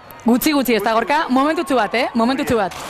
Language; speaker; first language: Basque; native; Basque